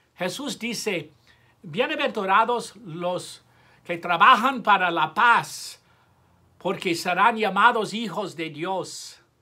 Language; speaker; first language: Spanish; non-native, fluent; English